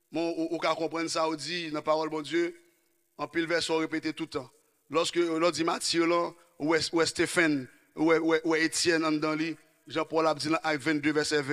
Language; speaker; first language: French; non-native, local second language; Haitian Creole